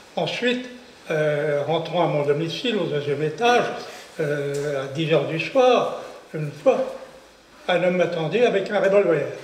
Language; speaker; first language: French; native; French